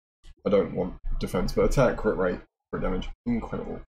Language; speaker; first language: English; native; English